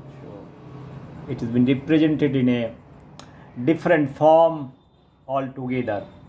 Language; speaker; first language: English; non-native, local second language; Bangla